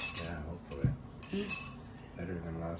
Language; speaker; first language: English; native; English